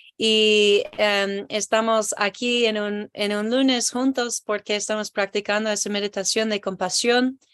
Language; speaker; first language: Spanish; non-native, learner; English